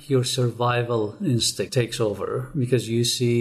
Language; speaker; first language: English; non-native, fluent; Arabic